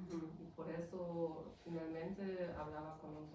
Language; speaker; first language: Spanish; non-native, fluent; German